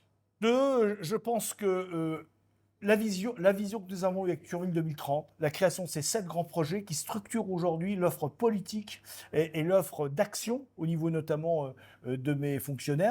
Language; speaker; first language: French; native; French